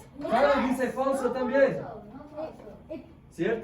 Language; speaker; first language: Spanish; non-native, fluent; English